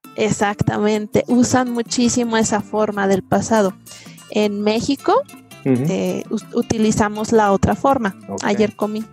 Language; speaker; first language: Spanish; native; Spanish